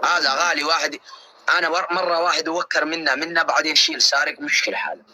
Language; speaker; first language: Arabic; non-native, learner; Oromo